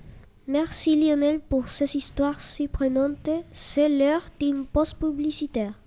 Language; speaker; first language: French; non-native, learner; Spanish